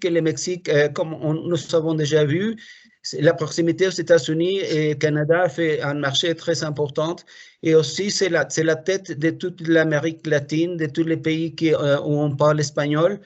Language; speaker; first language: French; non-native, fluent; Spanish